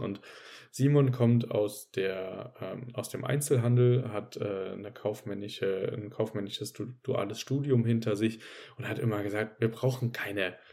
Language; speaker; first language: German; native; German